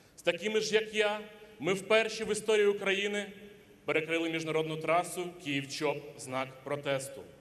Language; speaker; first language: Ukrainian; native; Ukrainian